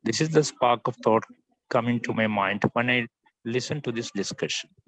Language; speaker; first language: English; non-native, local second language; Malayalam